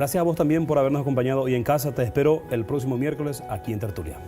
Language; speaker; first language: Spanish; native; Spanish